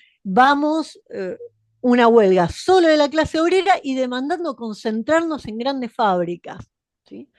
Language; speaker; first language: Spanish; native; Spanish